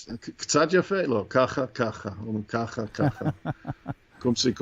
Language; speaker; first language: Hebrew; non-native, fluent; English